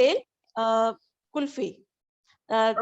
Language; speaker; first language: English; non-native, learner; Hindi